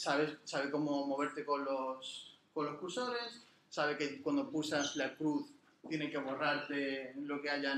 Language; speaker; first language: Spanish; native; Spanish